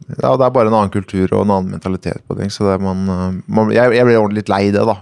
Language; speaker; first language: Norwegian; native; Norwegian